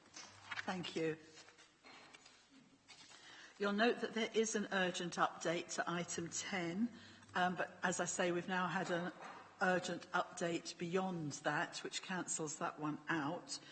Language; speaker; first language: English; native; English